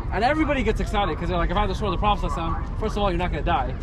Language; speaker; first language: English; native; English